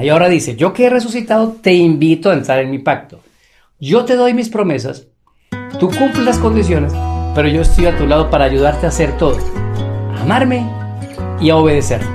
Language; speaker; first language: Spanish; native; Spanish